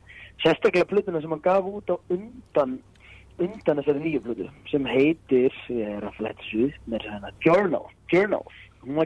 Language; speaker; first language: Icelandic; native; Icelandic